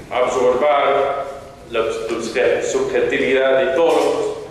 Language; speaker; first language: Spanish; non-native, fluent; English